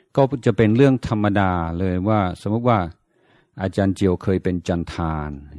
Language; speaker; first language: Thai; non-native, fluent; English